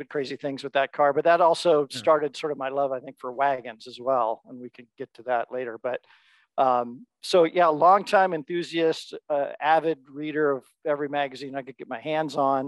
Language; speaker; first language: English; native; English